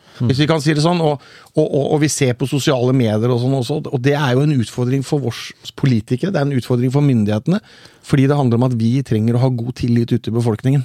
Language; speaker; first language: Norwegian; native; Norwegian